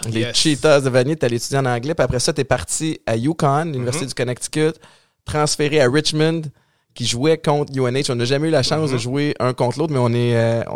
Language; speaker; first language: French; native; French